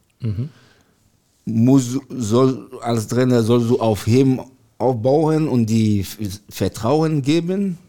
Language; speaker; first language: German; non-native, learner; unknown